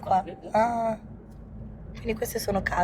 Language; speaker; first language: Italian; native; Italian